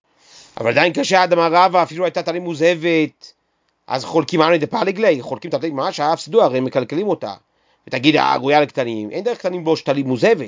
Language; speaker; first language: Hebrew; native; Hebrew